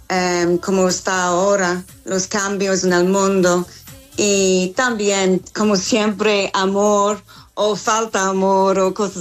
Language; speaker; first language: Spanish; non-native, learner; English